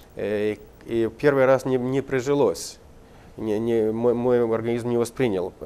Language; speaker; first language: Russian; non-native, local second language; Ukrainian